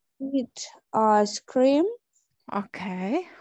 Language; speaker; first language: English; non-native, learner; Ukrainian